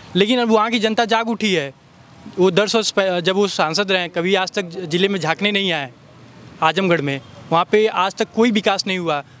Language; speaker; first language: Hindi; native; Hindi